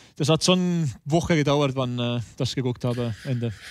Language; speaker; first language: German; non-native, fluent; Estonian